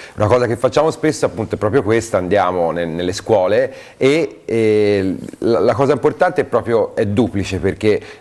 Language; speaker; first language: Italian; native; Italian